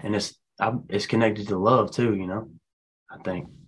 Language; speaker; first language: English; native; English